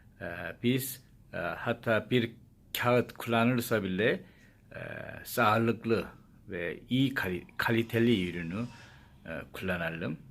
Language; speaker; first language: Turkish; non-native, learner; Korean